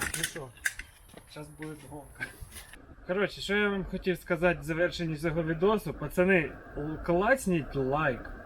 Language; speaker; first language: Ukrainian; native; Ukrainian